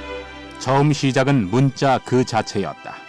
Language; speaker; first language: Korean; native; Korean